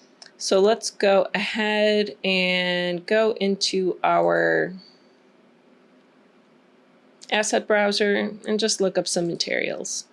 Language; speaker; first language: English; native; English